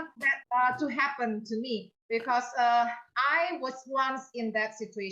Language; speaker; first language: English; non-native, fluent; Indonesian